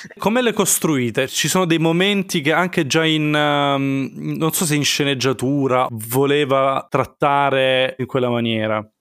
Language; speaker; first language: Italian; native; Italian